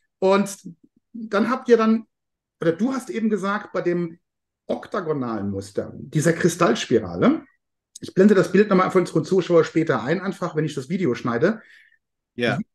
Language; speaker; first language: German; native; German